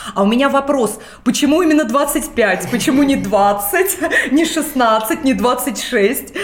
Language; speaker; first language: Russian; native; Russian